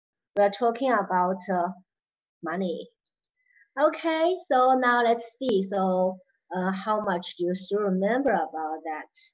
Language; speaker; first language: English; non-native, fluent; Chinese